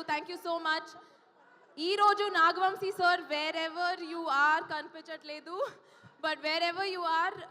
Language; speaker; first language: Telugu; non-native, fluent; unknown